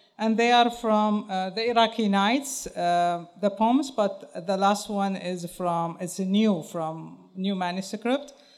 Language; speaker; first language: English; non-native, fluent; Arabic